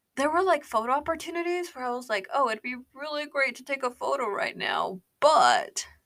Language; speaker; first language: English; native; English